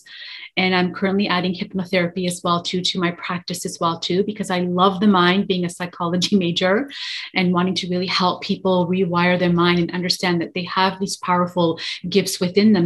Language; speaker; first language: English; native; English